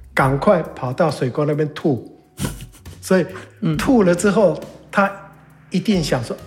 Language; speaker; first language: Chinese; native; Chinese